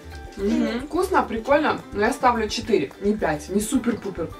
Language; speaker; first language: Russian; native; Russian